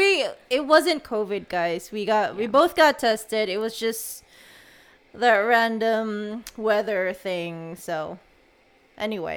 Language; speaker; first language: English; non-native, local second language; Cebuano